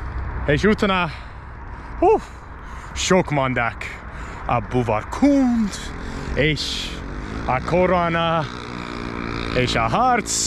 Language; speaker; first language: Hungarian; non-native, learner; English